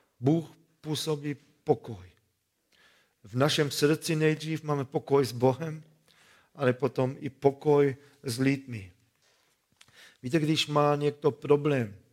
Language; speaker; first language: Czech; non-native, fluent; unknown